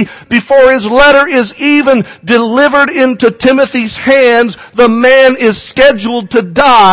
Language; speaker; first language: English; native; English